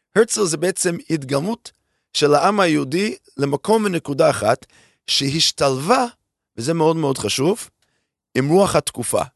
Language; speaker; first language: Hebrew; non-native, fluent; English